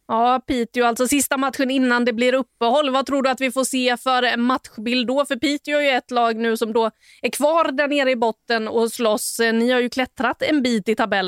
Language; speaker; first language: Swedish; native; Swedish